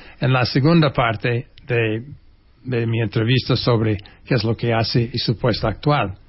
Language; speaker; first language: Spanish; non-native, fluent; English